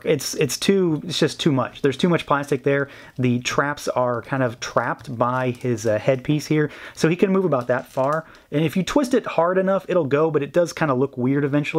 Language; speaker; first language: English; native; English